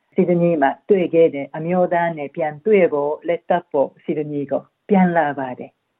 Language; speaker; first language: Burmese; non-native, fluent; Japanese